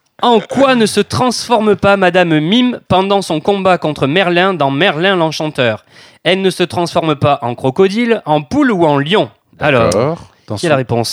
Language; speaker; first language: French; native; French